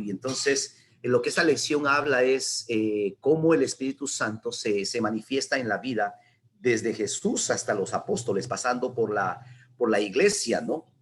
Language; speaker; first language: Spanish; native; Spanish